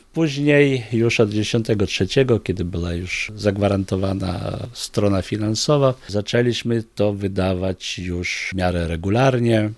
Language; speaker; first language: Polish; non-native, local second language; Ukrainian